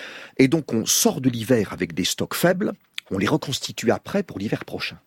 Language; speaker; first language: French; native; French